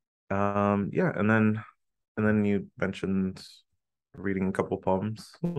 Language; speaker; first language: English; early bilingual, other home language; Spanish